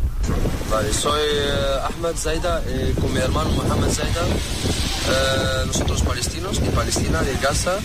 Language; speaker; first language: Spanish; non-native, learner; Arabic